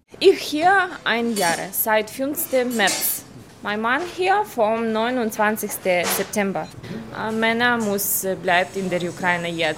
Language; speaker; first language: German; non-native, learner; Ukrainian